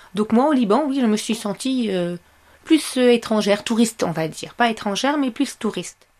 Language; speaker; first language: French; non-native, local second language; Arabic